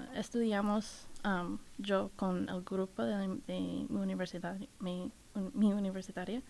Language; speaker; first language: Spanish; non-native, fluent; English